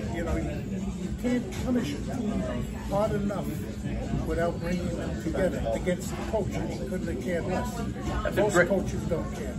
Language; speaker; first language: English; native; English